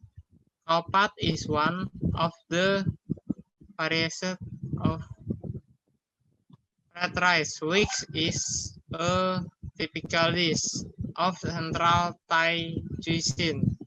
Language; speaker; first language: English; non-native, learner; Indonesian